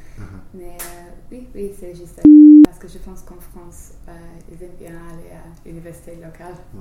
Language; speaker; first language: French; non-native, learner; English